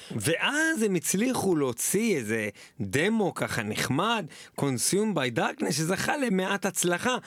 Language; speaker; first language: Hebrew; native; Hebrew